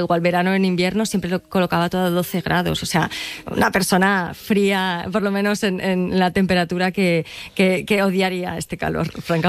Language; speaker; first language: Spanish; native; Spanish